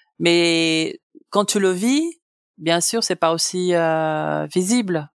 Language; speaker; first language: French; non-native, fluent; Portuguese